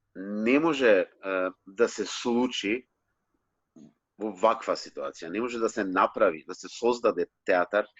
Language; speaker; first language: Macedonian; non-native, local second language; Turkish